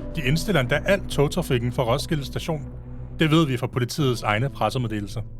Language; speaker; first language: Danish; native; Danish